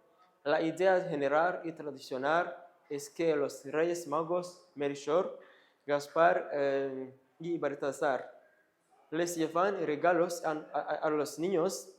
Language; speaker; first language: Spanish; non-native, fluent; Kinyarwanda